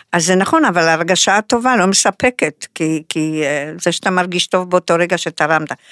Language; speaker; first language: Hebrew; non-native, fluent; Spanish